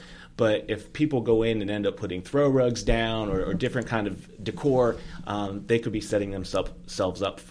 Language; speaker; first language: English; native; English